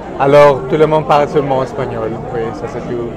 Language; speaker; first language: French; non-native, learner; Spanish